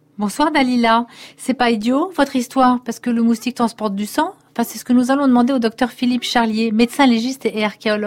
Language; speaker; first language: French; native; French